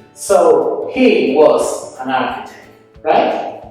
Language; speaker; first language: English; non-native, fluent; Spanish